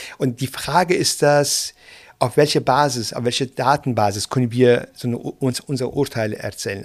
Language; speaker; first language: German; non-native, fluent; Persian